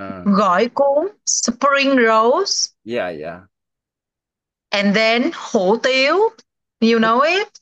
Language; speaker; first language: English; non-native, learner; Vietnamese